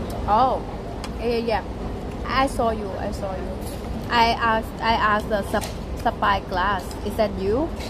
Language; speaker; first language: English; non-native, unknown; Thai